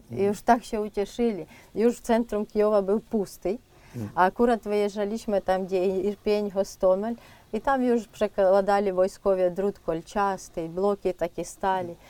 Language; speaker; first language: Polish; non-native, fluent; Ukrainian